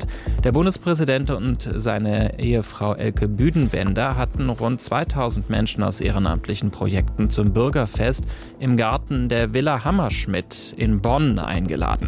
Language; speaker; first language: German; native; German